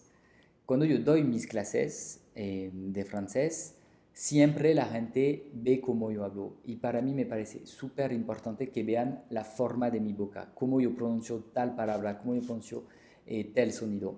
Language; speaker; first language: Spanish; non-native, fluent; French